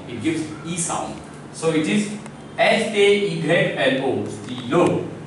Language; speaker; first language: English; non-native, local second language; Hindi